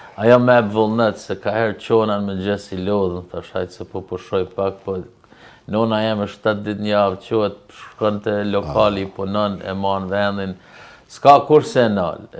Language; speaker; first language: Albanian; early bilingual, heritage; Albanian